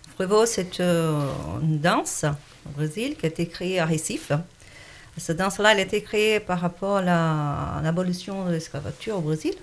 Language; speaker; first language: French; non-native, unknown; Portuguese